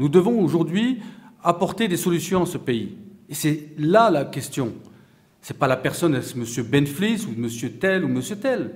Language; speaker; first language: French; native; French